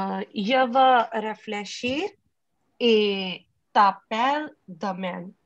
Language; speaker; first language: French; non-native, learner; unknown